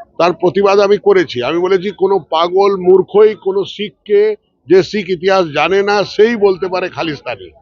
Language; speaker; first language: Bangla; early bilingual, other home language; Punjabi